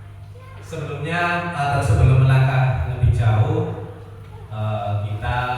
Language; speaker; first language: Indonesian; native; Indonesian